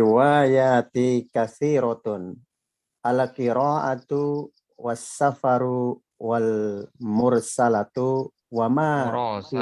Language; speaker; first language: Arabic; non-native, learner; Indonesian